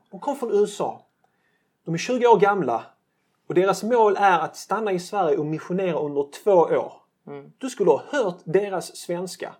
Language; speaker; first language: Swedish; early bilingual, other home language; Turkish